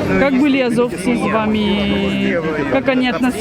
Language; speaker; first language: Russian; non-native, learner; French